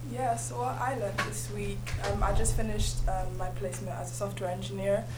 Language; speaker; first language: English; native; English